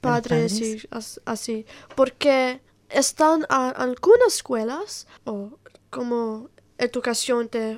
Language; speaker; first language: Spanish; non-native, learner; Italian